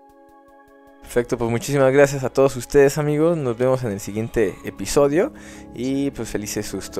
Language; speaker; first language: Spanish; native; Spanish